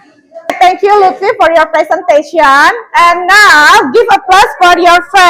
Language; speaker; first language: English; non-native, learner; Indonesian